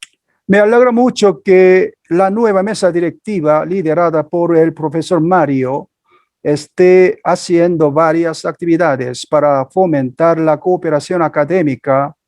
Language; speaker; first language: Spanish; non-native, fluent; Korean